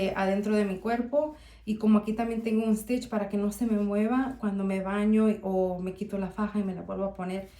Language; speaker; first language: Spanish; early bilingual, heritage; Spanish